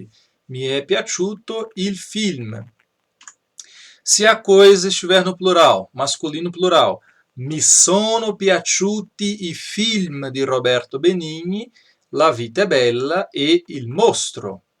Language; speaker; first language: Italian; non-native, fluent; Portuguese